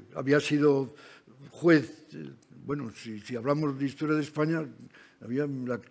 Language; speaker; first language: Spanish; native; Spanish